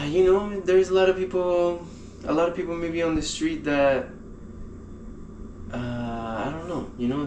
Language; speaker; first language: English; early bilingual, other home language; Spanish